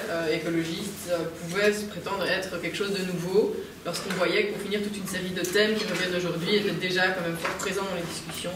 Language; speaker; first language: French; native; French